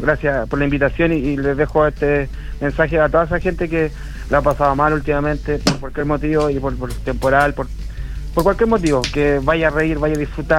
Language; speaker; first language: Spanish; native; Spanish